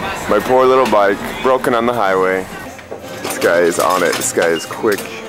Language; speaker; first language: English; native; English